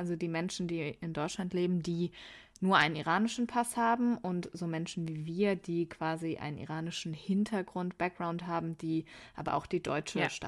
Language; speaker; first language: German; early bilingual, other home language; Persian